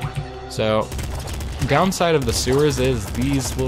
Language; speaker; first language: English; native; English